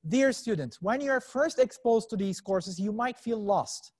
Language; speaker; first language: English; non-native, fluent; Turkish